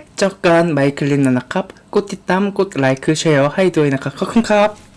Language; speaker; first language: Thai; non-native, learner; Korean